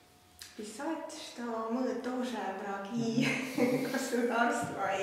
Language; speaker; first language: Russian; non-native, local second language; Estonian